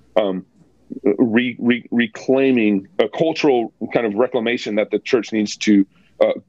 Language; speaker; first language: English; native; English